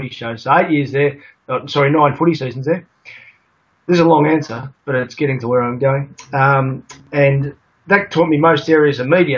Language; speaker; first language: English; native; English